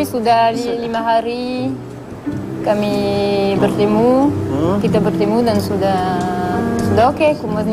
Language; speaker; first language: Indonesian; non-native, learner; French